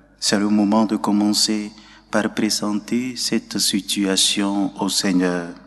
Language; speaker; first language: French; non-native, local second language; Ewe